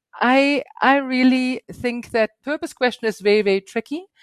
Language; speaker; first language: English; non-native, fluent; German